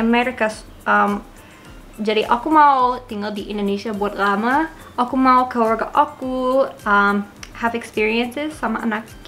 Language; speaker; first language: Indonesian; non-native, learner; English